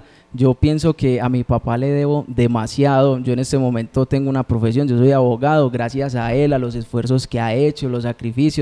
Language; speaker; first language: Spanish; native; Spanish